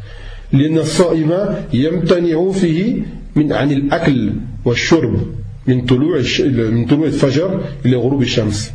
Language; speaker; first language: Arabic; non-native, fluent; French